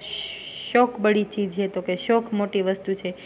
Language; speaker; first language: Hindi; non-native, local second language; Gujarati